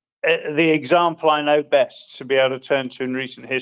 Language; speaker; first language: English; native; English